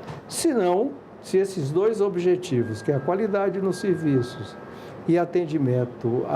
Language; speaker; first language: Portuguese; native; Portuguese